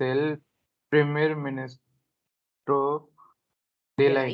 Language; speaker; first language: Spanish; non-native, learner; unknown